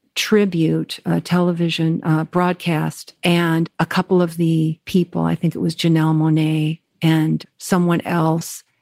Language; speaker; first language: English; native; English